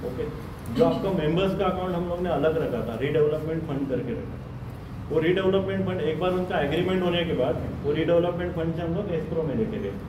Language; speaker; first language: Hindi; non-native, local second language; Marathi